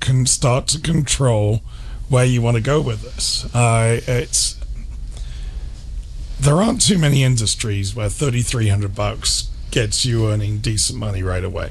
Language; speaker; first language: English; native; English